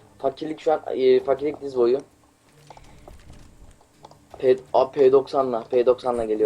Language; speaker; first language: Turkish; native; Turkish